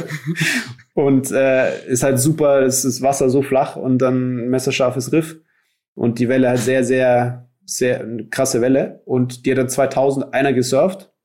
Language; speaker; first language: German; native; German